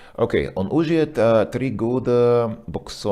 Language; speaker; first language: Russian; non-native, fluent; English